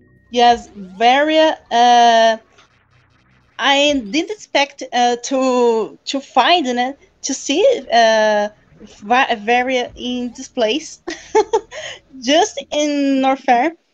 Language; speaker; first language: English; non-native, learner; Portuguese